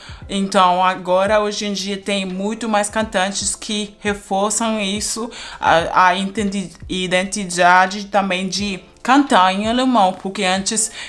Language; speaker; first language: Portuguese; non-native, fluent; German